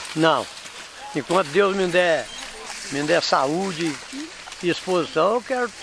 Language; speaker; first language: Portuguese; native; Portuguese